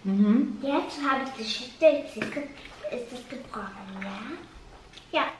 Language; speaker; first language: German; early bilingual, other home language; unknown